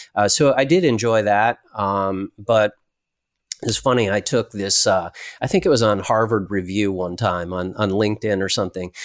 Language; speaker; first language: English; native; English